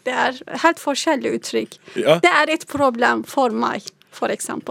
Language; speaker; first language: Norwegian; non-native, fluent; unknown